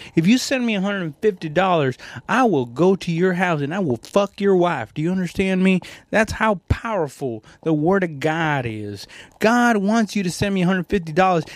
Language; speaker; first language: English; non-native, fluent; Spanish